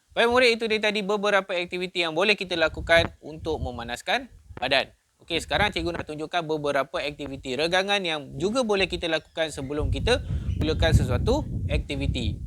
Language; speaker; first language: Malay; native; Malay